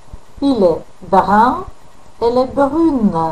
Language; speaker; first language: French; non-native, fluent; Macedonian